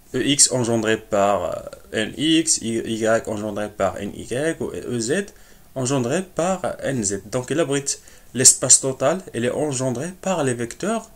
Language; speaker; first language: French; non-native, local second language; Arabic